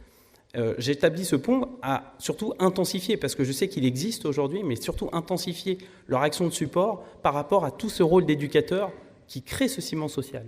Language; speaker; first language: French; native; French